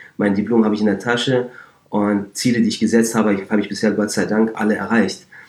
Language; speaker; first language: German; early bilingual, other home language; Turkish